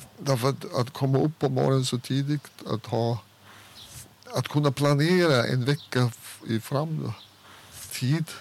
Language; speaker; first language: Swedish; non-native, fluent; German